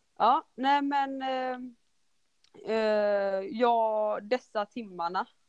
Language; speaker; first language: Swedish; early bilingual, other home language; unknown